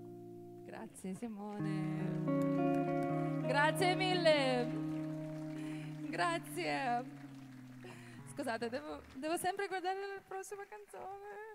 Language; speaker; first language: Italian; non-native, fluent; Russian